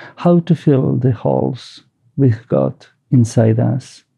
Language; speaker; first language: English; non-native, fluent; Basque